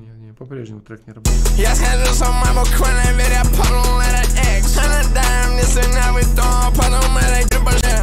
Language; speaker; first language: Russian; native; Russian